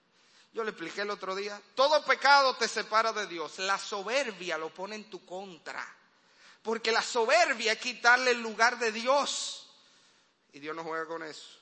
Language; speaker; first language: Spanish; native; Spanish